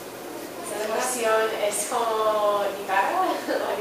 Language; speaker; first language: Spanish; non-native, learner; English